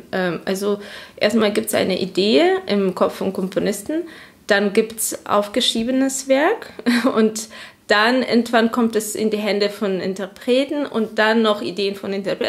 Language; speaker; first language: German; non-native, fluent; Azerbaijani